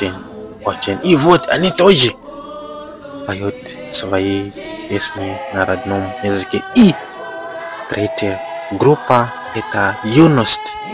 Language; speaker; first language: Russian; non-native, learner; Bemba